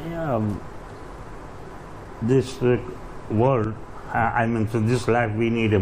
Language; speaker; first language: English; non-native, learner; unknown